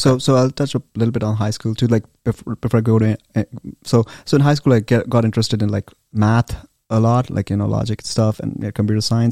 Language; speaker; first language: English; non-native, local second language; Hindi